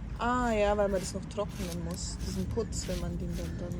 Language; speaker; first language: German; non-native, fluent; Filipino